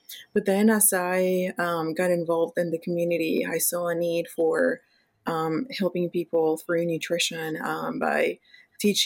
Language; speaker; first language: English; non-native, fluent; Spanish